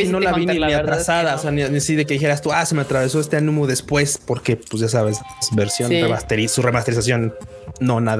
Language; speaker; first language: Spanish; native; Spanish